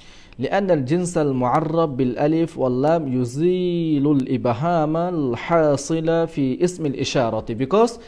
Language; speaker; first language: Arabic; non-native, fluent; Malay